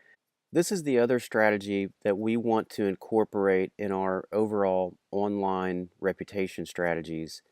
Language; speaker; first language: English; native; English